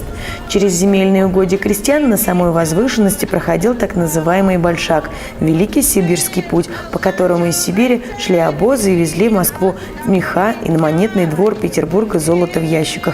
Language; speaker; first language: Russian; native; Russian